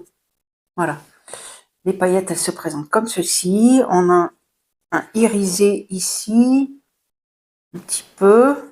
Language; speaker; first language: French; native; French